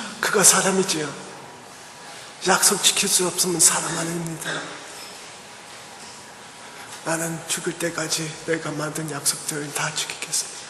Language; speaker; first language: Korean; early bilingual, heritage; English